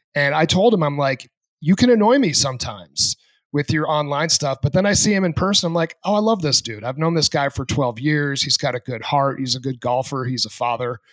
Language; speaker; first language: English; native; English